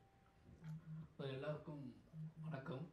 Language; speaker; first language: Tamil; native; Tamil